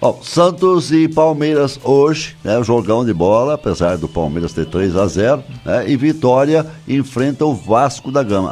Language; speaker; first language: Portuguese; native; Portuguese